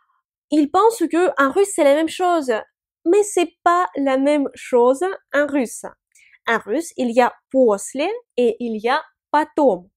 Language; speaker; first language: French; non-native, fluent; Russian